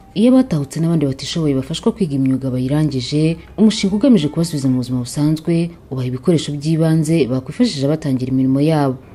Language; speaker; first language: Kinyarwanda; native; Kinyarwanda